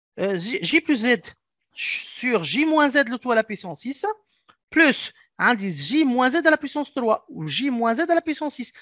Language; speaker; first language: French; non-native, local second language; Arabic